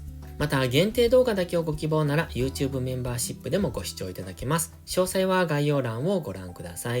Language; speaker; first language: Japanese; native; Japanese